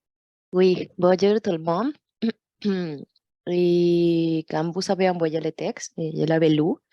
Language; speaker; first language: French; non-native, fluent; Portuguese